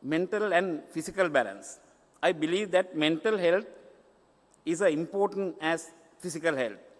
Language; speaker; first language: English; non-native, local second language; Sinhala